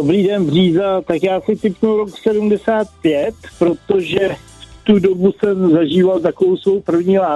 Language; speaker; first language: Czech; native; Czech